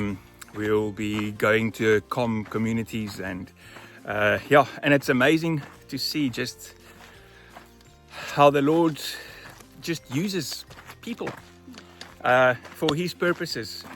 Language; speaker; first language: English; non-native, local second language; Afrikaans